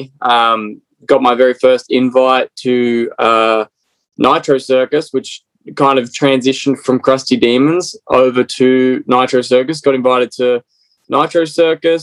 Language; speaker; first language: English; native; English